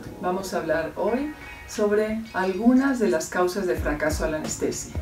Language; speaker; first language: Spanish; native; Spanish